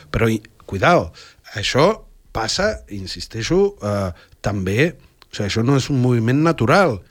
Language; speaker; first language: Catalan; native; Catalan